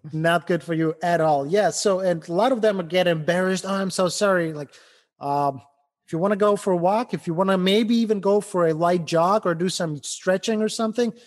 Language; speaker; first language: English; non-native, fluent; Ukrainian